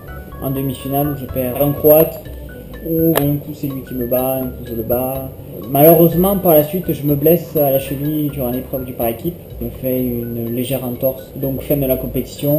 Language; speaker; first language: French; native; French